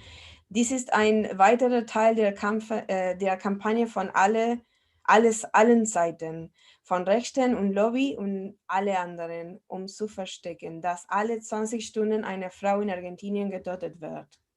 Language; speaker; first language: German; non-native, fluent; Spanish